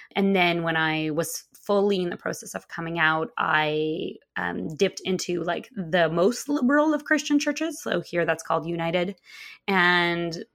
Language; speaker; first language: English; early bilingual, other home language; Russian